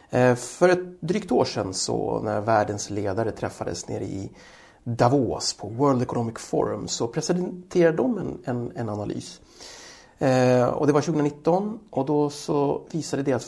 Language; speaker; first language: Swedish; native; Swedish